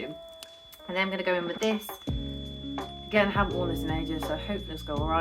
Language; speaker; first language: English; native; English